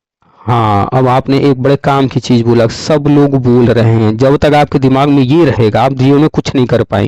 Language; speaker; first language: Hindi; native; Hindi